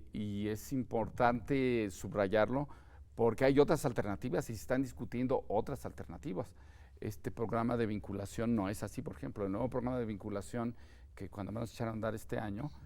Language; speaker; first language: Spanish; native; Spanish